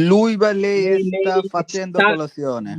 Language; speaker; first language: Italian; non-native, learner; Bangla